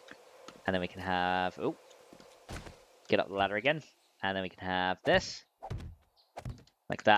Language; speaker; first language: English; native; English